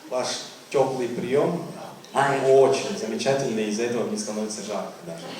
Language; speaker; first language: Russian; native; Russian